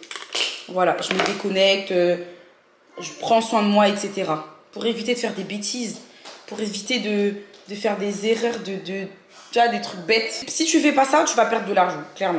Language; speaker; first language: French; native; French